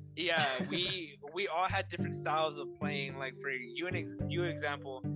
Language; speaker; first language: English; native; English